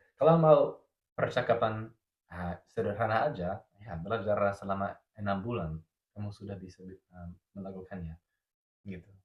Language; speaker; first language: Indonesian; non-native, fluent; English